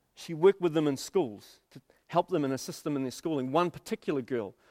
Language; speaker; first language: English; native; English